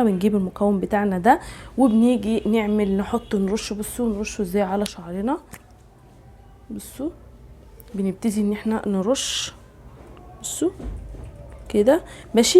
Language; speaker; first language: Arabic; native; Arabic